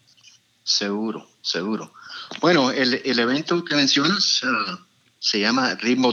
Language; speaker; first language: Spanish; early bilingual, heritage; Spanish